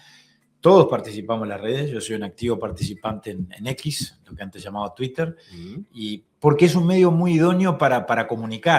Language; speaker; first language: Spanish; native; Spanish